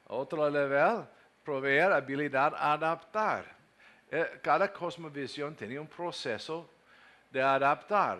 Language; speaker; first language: Spanish; non-native, learner; English